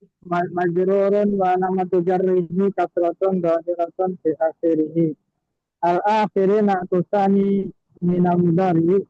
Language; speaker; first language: Arabic; non-native, learner; Indonesian